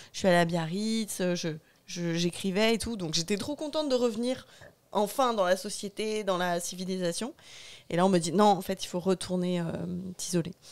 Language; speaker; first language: French; native; French